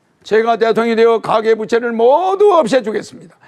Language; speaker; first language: Korean; native; Korean